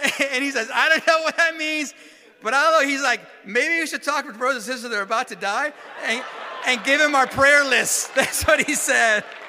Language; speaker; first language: English; early bilingual, other home language; Spanish